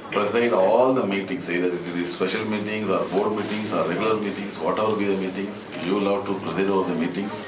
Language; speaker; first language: English; non-native, local second language; Tamil